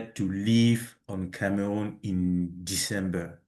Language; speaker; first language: English; non-native, learner; French